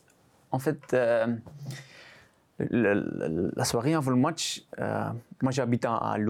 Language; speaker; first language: French; non-native, local second language; Dutch